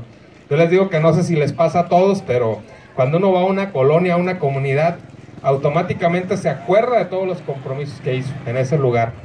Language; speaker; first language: Spanish; native; Spanish